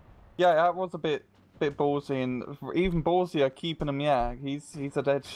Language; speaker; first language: English; native; English